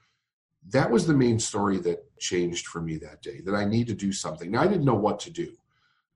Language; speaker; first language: English; native; English